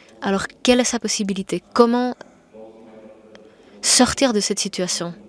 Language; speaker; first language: French; non-native, fluent; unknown